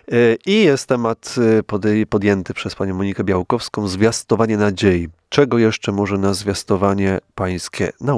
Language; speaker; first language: Polish; native; Polish